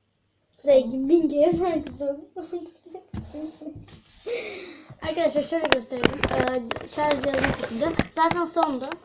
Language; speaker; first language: Turkish; native; Turkish